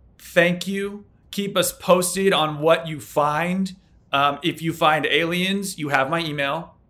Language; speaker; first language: English; native; English